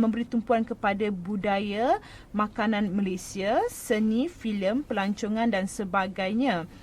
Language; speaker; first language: Malay; native; Malay